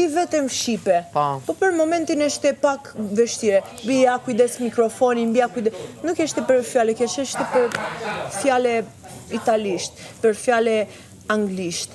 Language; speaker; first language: Albanian; non-native, learner; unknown